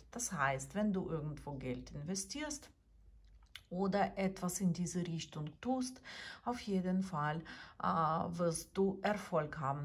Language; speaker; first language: German; non-native, fluent; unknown